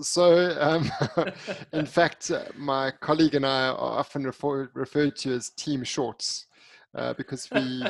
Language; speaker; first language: English; native; English